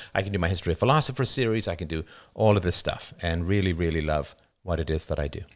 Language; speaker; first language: English; native; English